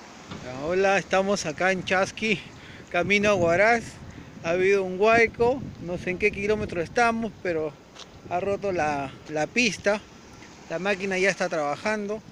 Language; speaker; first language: Spanish; native; Spanish